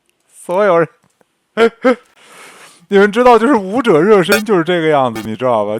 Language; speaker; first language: Chinese; native; Chinese